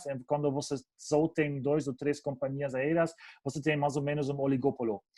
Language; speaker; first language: Portuguese; non-native, fluent; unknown